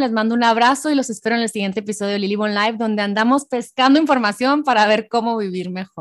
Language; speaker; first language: Spanish; native; Spanish